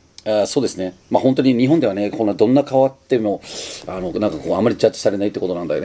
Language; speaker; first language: Japanese; non-native, fluent; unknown